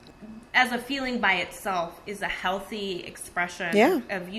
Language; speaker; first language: English; native; English